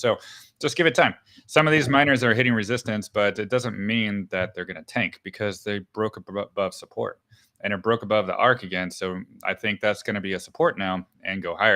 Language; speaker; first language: English; native; English